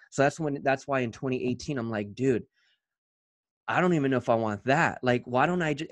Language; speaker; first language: English; native; English